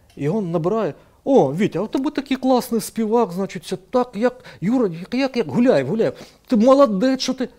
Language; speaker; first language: Ukrainian; native; Ukrainian